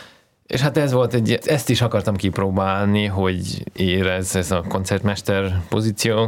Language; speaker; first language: Hungarian; non-native, fluent; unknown